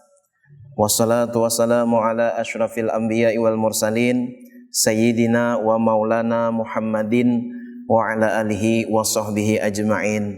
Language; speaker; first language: Indonesian; non-native, local second language; Banjar